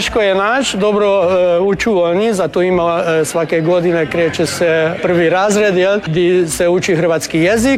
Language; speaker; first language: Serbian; early bilingual, heritage; Croatian